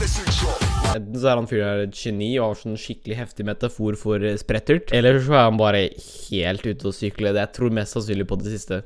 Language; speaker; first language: Norwegian; native; Norwegian